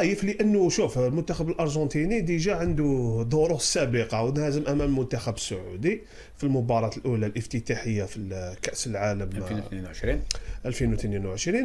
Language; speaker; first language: Arabic; native; Arabic